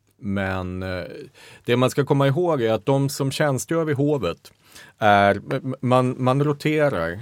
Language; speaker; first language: Swedish; native; Swedish